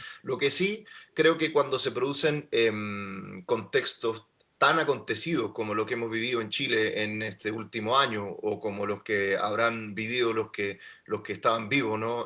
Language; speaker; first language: Spanish; native; Spanish